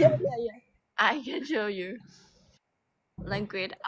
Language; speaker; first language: English; non-native, learner; Thai